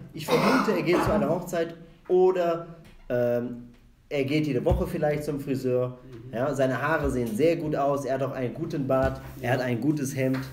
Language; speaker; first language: German; non-native, fluent; Arabic